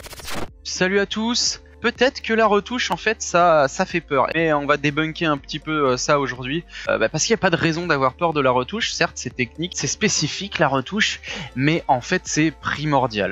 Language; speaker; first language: French; native; French